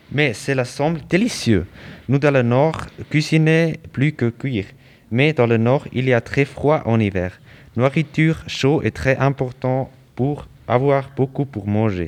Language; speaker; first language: French; non-native, learner; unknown